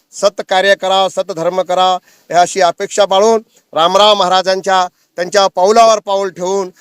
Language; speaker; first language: Marathi; non-native, local second language; Lambadi